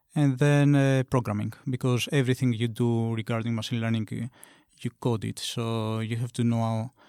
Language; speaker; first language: English; non-native, fluent; Greek